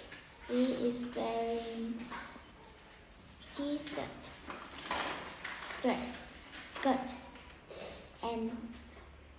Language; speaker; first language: English; non-native, learner; Vietnamese